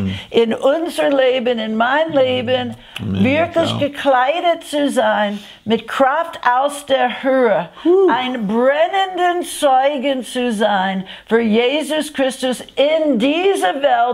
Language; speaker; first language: German; non-native, fluent; English